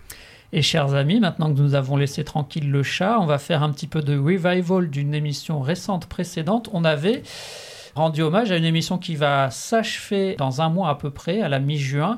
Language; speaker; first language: French; native; French